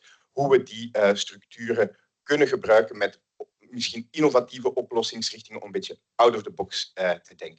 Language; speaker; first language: Dutch; native; Dutch